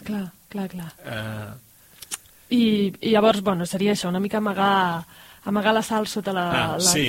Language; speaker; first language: Catalan; native; Catalan